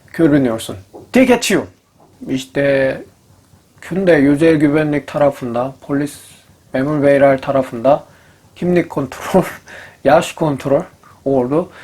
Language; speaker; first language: Turkish; non-native, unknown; Korean